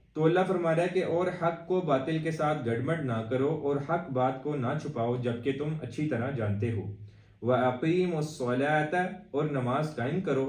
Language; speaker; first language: Urdu; native; Urdu